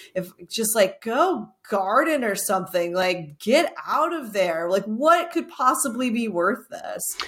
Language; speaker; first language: English; native; English